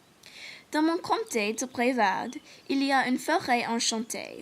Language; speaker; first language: French; non-native, learner; English